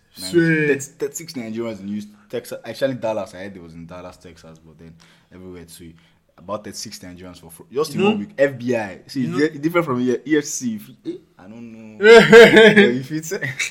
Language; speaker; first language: English; non-native, local second language; Yoruba